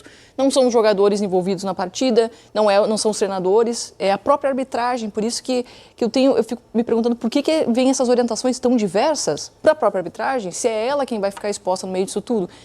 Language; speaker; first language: Portuguese; native; Portuguese